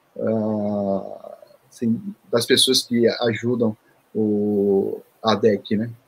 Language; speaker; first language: Portuguese; early bilingual, other home language; Korean